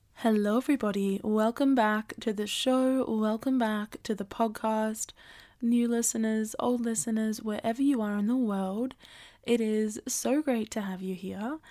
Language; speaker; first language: English; native; English